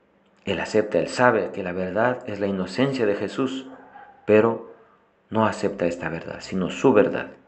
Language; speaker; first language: Spanish; non-native, fluent; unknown